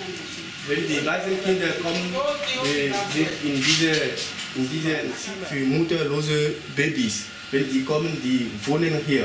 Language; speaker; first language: German; non-native, fluent; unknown